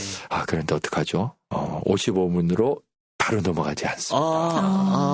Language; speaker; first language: Korean; native; Korean